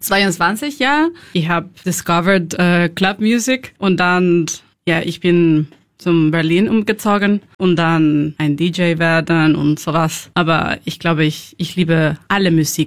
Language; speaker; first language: German; non-native, learner; Spanish